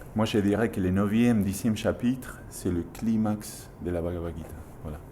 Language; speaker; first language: French; non-native, fluent; Spanish